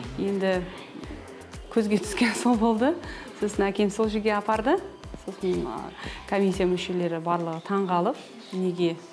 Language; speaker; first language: Kazakh; non-native, local second language; Russian